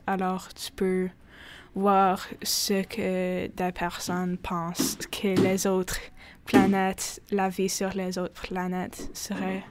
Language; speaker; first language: French; non-native, local second language; English